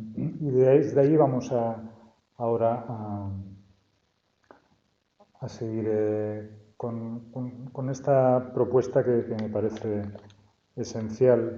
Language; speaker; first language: Spanish; native; Spanish